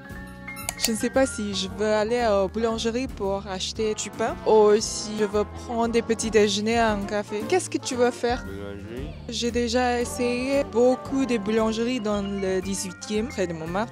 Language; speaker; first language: French; non-native, learner; English